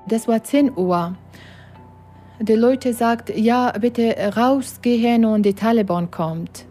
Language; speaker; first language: German; non-native, learner; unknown